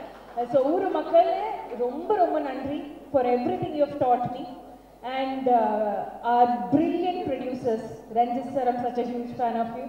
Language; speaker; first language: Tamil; non-native, learner; Malayalam